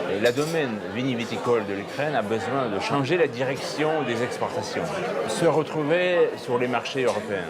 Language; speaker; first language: French; non-native, fluent; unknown